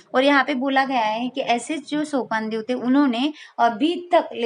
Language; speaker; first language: Hindi; non-native, local second language; Marathi